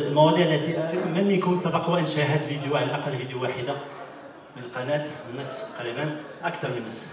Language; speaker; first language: Arabic; native; Arabic